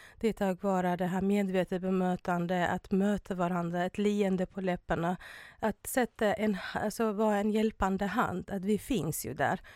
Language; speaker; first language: Swedish; non-native, fluent; Arabic